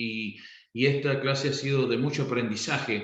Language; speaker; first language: Spanish; native; Spanish